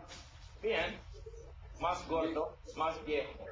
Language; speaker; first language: Spanish; non-native, learner; English